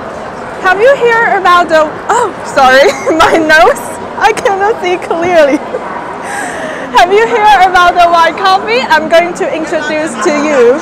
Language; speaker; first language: English; non-native, fluent; Chinese